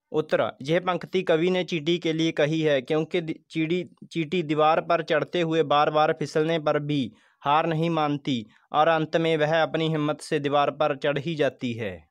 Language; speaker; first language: Hindi; non-native, local second language; Punjabi